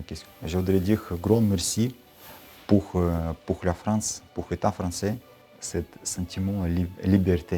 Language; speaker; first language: French; non-native, learner; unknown